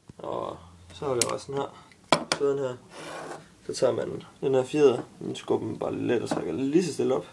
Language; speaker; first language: Danish; native; Danish